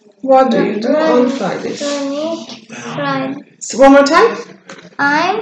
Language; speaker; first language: English; non-native, learner; Turkish